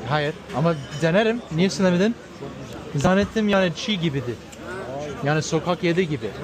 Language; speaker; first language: Turkish; early bilingual, heritage; English